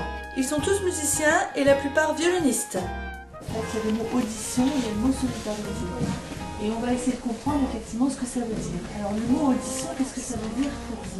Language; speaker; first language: French; native; French